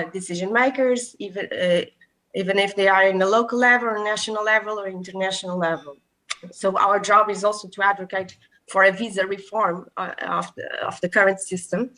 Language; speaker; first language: English; non-native, fluent; Portuguese